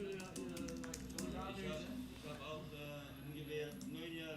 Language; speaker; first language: German; non-native, learner; Arabic